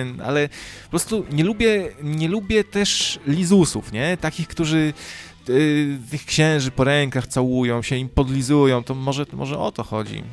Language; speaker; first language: Polish; native; Polish